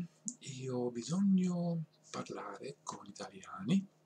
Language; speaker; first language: Italian; non-native, learner; English